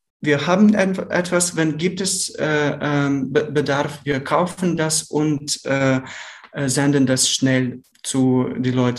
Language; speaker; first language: German; non-native, learner; Ukrainian